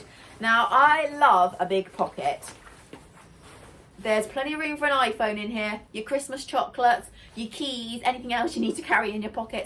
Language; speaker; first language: English; native; English